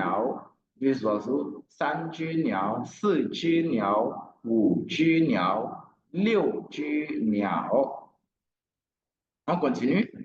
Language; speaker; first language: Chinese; non-native, fluent; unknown